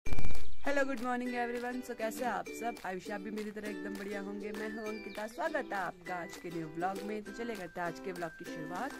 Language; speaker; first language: Hindi; native; Hindi